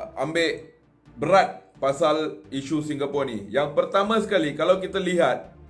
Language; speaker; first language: Malay; non-native, local second language; Tamil